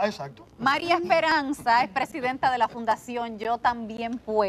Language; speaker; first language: Spanish; native; Spanish